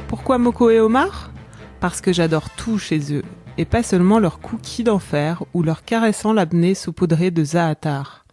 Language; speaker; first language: French; native; French